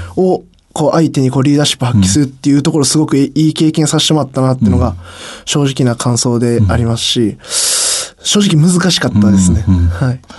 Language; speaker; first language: Japanese; native; Japanese